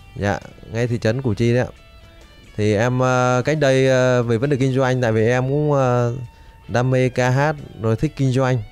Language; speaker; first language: Vietnamese; native; Vietnamese